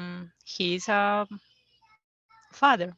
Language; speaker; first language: English; non-native, learner; Spanish